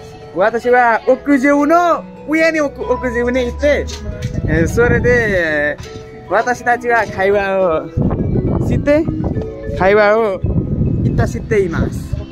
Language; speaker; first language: Japanese; non-native, learner; Nepali